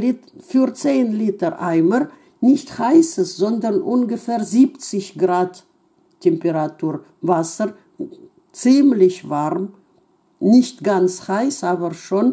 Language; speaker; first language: German; non-native, fluent; Russian